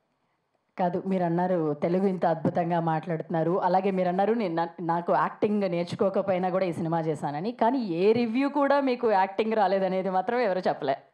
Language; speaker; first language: Telugu; native; Telugu